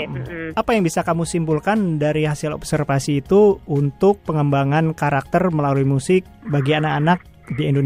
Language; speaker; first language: Indonesian; native; Indonesian